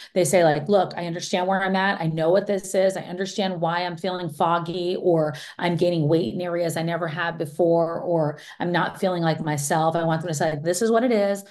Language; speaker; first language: English; native; English